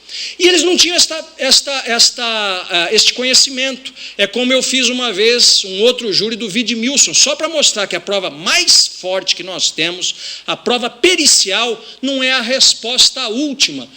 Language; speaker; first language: Portuguese; native; Portuguese